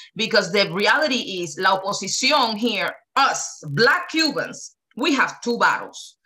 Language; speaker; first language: English; early bilingual, other home language; Spanish